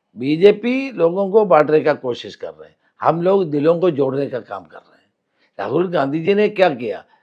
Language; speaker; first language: Hindi; non-native, local second language; Malayalam